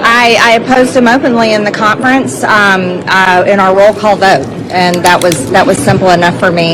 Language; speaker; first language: English; native; English